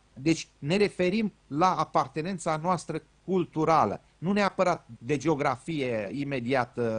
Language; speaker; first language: Romanian; native; Romanian